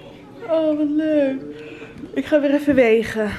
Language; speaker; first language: Dutch; native; Dutch